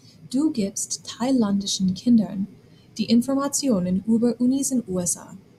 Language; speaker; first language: German; non-native, fluent; English